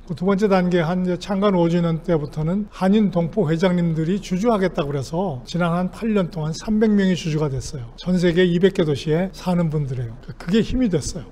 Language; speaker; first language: Korean; native; Korean